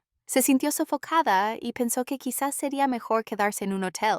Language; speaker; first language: Spanish; native; Spanish